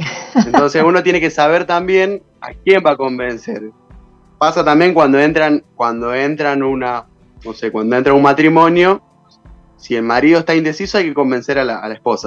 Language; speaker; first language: Spanish; native; Spanish